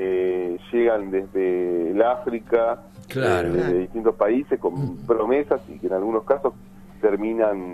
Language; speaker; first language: Spanish; native; Spanish